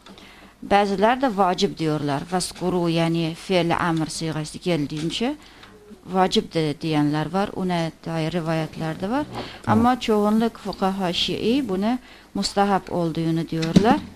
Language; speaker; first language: Turkish; non-native, fluent; Azerbaijani